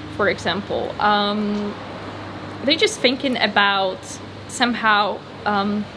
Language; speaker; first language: English; non-native, fluent; Polish